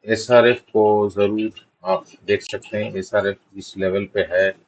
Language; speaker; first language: Hindi; non-native, local second language; Bangla